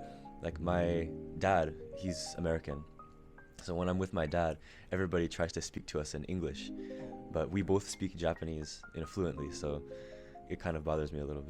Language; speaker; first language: English; early bilingual, other home language; Japanese